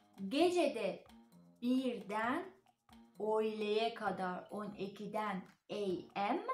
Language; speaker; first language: Turkish; non-native, learner; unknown